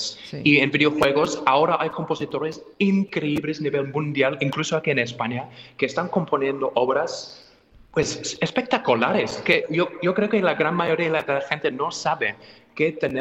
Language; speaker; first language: Spanish; non-native, fluent; English